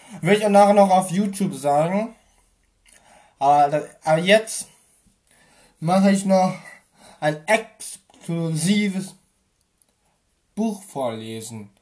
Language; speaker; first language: German; native; German